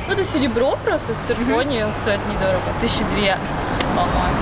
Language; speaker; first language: Russian; native; Russian